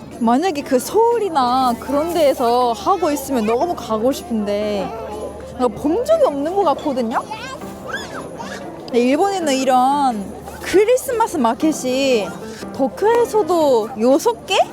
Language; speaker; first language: Korean; non-native, learner; Japanese